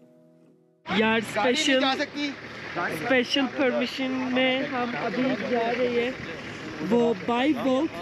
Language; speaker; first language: Hindi; non-native, fluent; Turkish